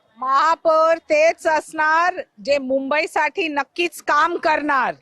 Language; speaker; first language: Marathi; non-native, local second language; Hindi